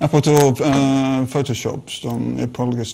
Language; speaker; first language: Greek; non-native, learner; English